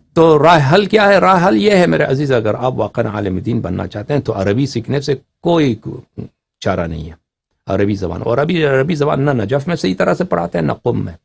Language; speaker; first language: Urdu; non-native, fluent; Persian